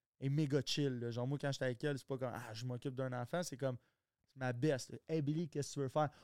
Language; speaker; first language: French; early bilingual, other home language; English